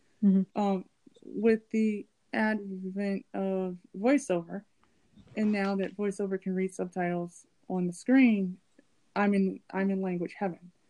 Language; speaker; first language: English; native; English